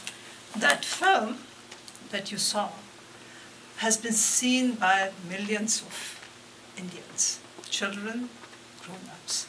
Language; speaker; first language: English; non-native, local second language; Marathi